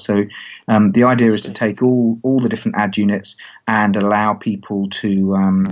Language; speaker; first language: English; native; English